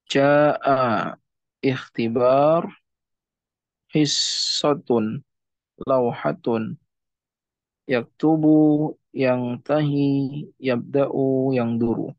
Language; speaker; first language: Arabic; non-native, learner; Indonesian